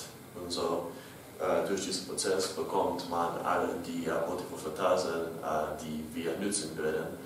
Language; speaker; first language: German; non-native, learner; English